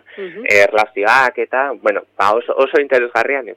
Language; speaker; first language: Basque; native; Basque